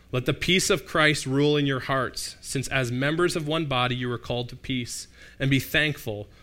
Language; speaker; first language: English; native; English